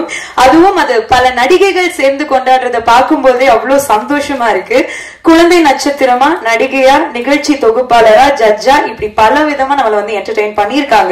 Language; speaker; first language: Tamil; native; Tamil